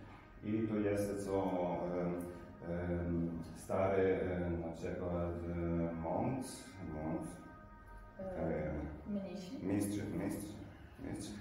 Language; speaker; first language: Polish; non-native, learner; Italian